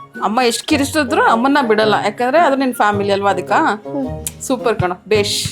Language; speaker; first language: Kannada; native; Kannada